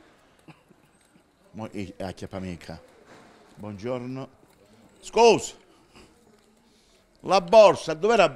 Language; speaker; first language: Italian; native; Italian